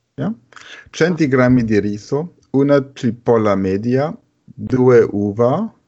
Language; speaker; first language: Italian; non-native, fluent; German